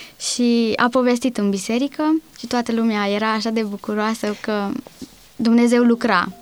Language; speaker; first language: Romanian; non-native, local second language; Hungarian